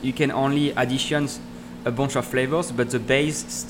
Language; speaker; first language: English; non-native, learner; French